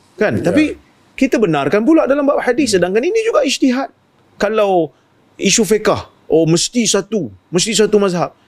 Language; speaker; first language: Malay; native; Malay